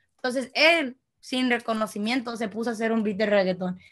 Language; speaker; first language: Spanish; early bilingual, heritage; Spanish